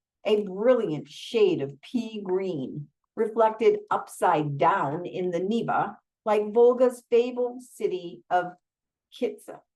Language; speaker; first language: English; native; English